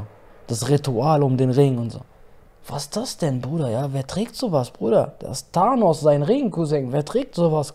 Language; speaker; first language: German; native; German